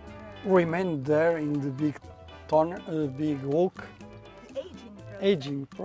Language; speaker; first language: English; non-native, learner; Portuguese